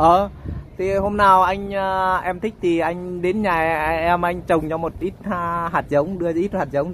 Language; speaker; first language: Vietnamese; native; Vietnamese